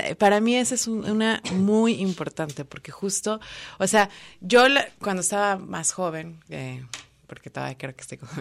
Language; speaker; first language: Spanish; early bilingual, heritage; Spanish